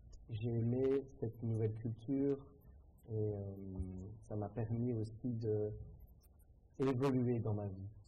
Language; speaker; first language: French; native; French